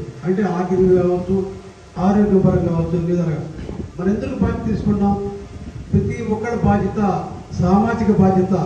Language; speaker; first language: Telugu; native; Telugu